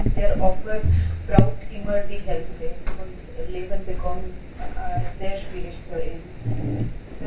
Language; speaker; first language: German; non-native, learner; Hindi